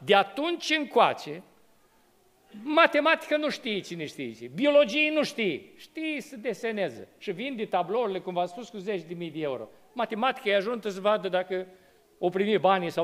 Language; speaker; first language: Romanian; native; Romanian